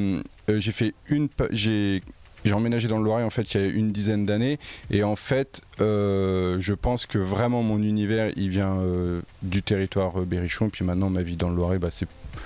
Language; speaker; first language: French; native; French